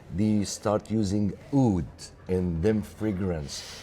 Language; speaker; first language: English; non-native, learner; Arabic